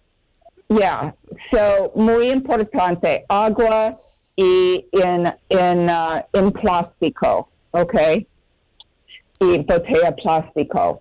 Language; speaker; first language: Spanish; non-native, learner; English